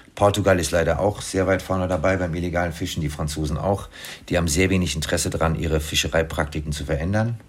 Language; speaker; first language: German; native; German